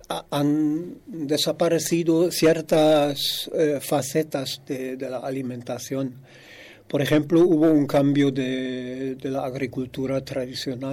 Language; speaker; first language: Spanish; non-native, fluent; German